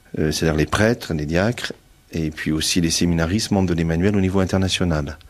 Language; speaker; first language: French; native; French